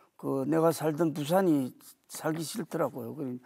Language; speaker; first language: Korean; native; Korean